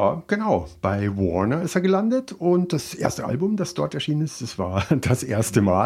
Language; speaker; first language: German; native; German